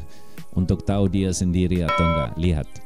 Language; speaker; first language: Indonesian; non-native, fluent; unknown